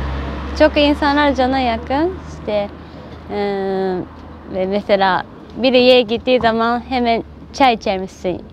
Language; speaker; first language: Turkish; non-native, learner; Japanese